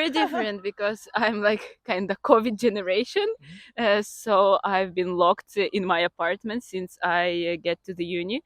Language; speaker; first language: English; non-native, fluent; Ukrainian